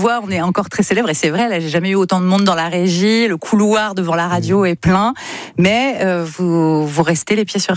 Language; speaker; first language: French; native; French